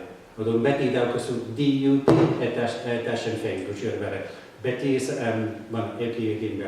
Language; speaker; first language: Basque; non-native, learner; English